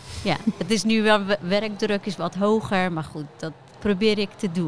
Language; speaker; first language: Dutch; non-native, fluent; Persian